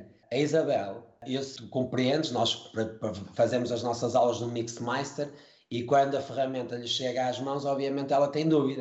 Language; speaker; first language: Portuguese; native; Portuguese